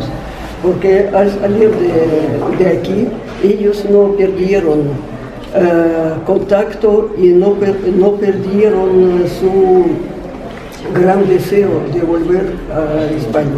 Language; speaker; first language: Spanish; non-native, fluent; Russian